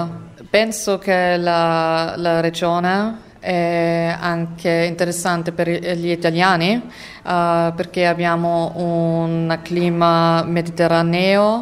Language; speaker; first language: Italian; non-native, learner; German